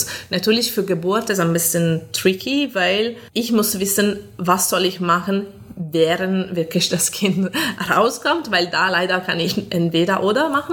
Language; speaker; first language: German; non-native, fluent; Italian